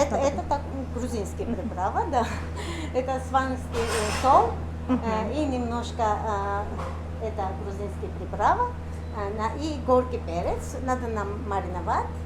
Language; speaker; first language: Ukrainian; non-native, learner; Georgian